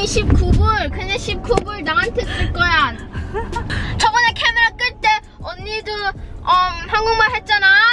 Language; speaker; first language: Korean; early bilingual, heritage; English